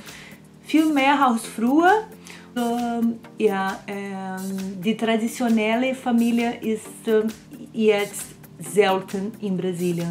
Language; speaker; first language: German; non-native, fluent; Portuguese